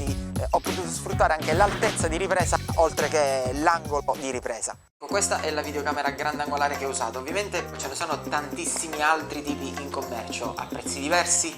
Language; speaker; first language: Italian; native; Italian